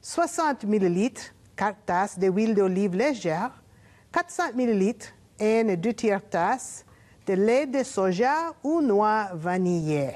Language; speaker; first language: French; non-native, learner; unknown